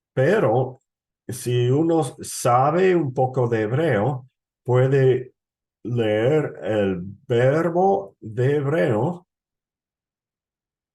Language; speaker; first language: Spanish; non-native, fluent; English